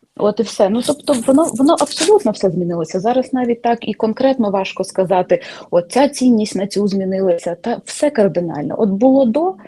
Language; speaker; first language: Ukrainian; native; Ukrainian